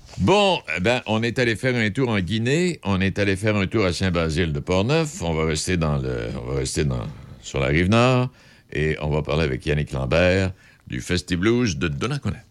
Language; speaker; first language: French; native; French